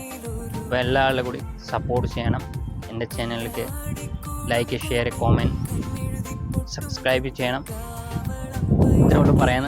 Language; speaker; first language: Malayalam; non-native, learner; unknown